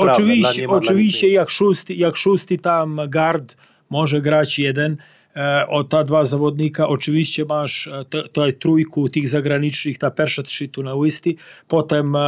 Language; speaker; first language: Polish; non-native, learner; Serbian